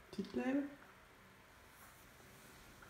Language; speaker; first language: French; native; French